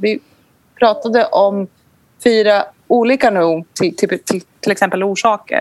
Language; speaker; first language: Swedish; non-native, fluent; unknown